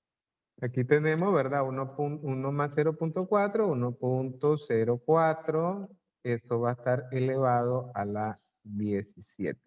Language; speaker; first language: Spanish; native; Spanish